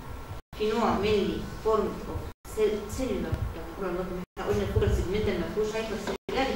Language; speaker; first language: Arabic; native; Arabic